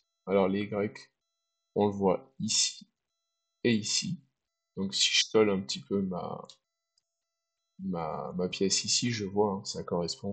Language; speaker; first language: French; native; French